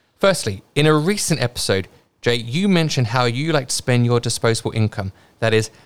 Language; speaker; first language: English; native; English